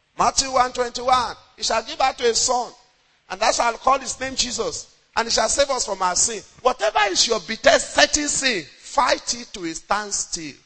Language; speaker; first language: English; non-native, local second language; Yoruba